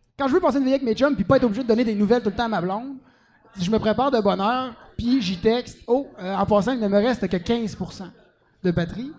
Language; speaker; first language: French; native; French